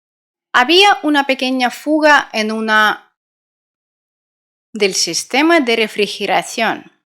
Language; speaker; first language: Spanish; non-native, fluent; Russian